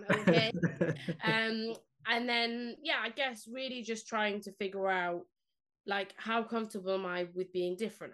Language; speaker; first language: English; non-native, local second language; Spanish